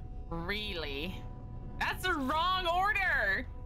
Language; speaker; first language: English; non-native, fluent; Dutch